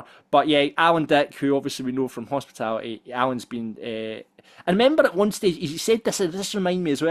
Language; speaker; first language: English; native; English